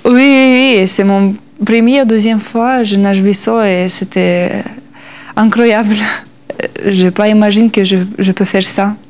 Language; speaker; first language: French; non-native, learner; Russian